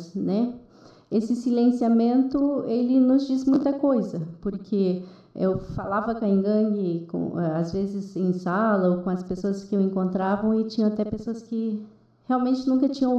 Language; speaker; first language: Portuguese; non-native, local second language; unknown